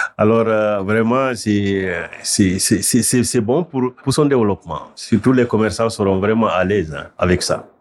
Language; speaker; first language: French; non-native, local second language; Wolof